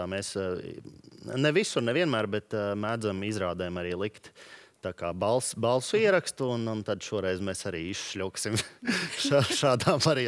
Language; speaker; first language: Latvian; native; Latvian